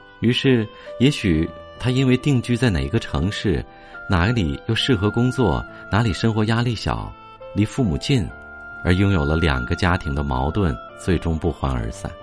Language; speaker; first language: Chinese; native; Chinese